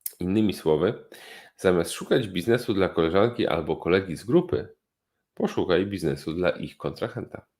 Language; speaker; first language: Polish; native; Polish